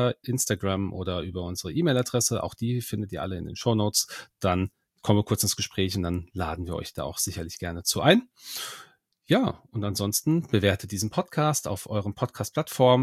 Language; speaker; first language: German; native; German